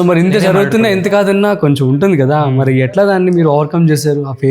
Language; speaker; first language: Telugu; native; Telugu